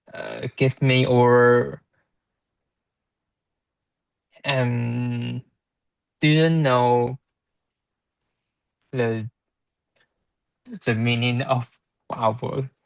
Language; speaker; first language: English; non-native, learner; Chinese